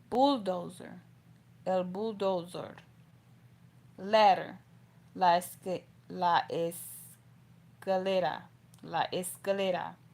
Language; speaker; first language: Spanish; non-native, learner; English